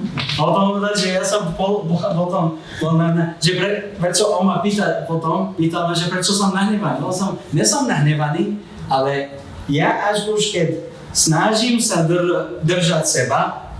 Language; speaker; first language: Slovak; non-native, fluent; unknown